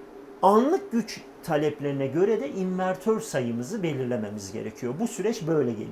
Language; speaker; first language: Turkish; native; Turkish